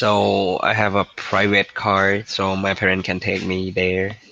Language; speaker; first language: English; non-native, learner; Thai